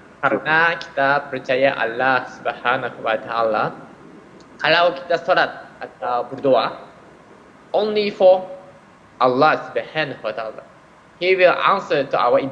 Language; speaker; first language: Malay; non-native, fluent; Japanese